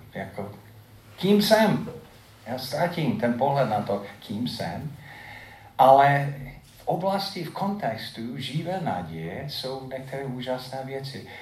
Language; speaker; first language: Czech; non-native, fluent; English